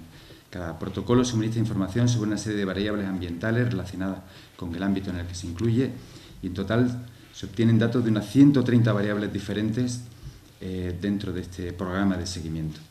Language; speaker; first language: Spanish; native; Spanish